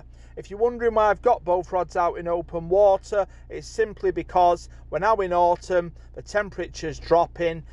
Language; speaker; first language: English; native; English